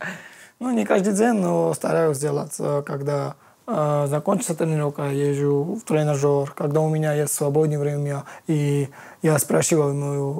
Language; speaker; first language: Russian; non-native, learner; Georgian